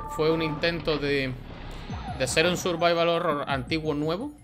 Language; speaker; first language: Spanish; native; Spanish